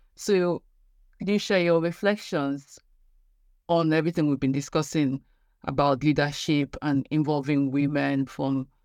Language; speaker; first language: English; non-native, local second language; Igbo